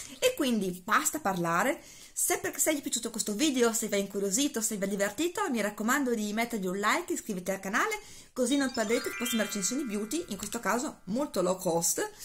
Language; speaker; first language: Italian; native; Italian